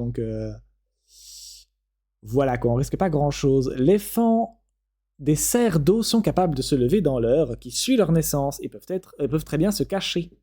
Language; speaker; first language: French; native; French